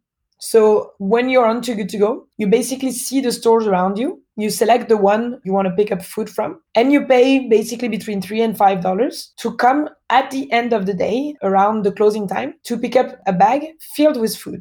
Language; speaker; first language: English; non-native, fluent; French